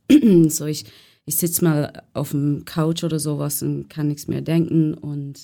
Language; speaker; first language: German; non-native, learner; English